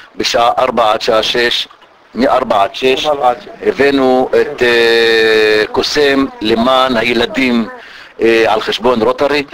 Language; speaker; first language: Hebrew; non-native, local second language; Arabic